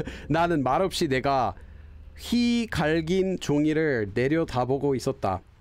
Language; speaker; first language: Korean; non-native, fluent; English